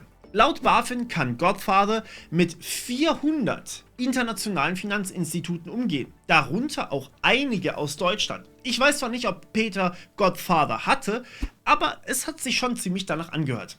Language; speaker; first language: German; native; German